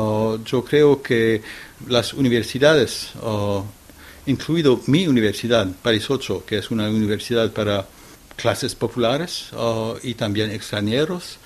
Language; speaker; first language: Spanish; non-native, fluent; French